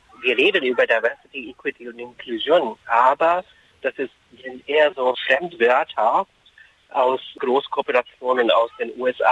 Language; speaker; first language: German; non-native, fluent; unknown